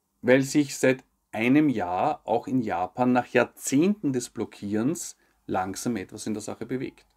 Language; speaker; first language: German; native; German